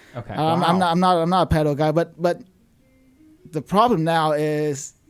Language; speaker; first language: English; non-native, fluent; Vietnamese